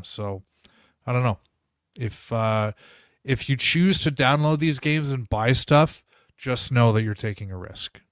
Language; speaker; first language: English; native; English